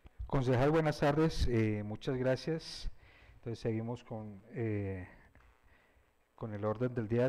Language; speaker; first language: Spanish; native; Spanish